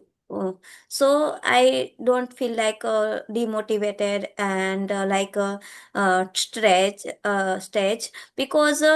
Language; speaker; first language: English; non-native, learner; Gujarati